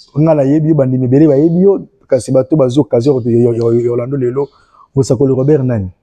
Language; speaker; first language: Lingala; native; Lingala